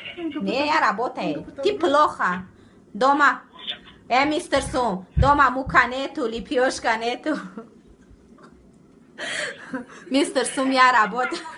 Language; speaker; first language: Russian; non-native, learner; Tajik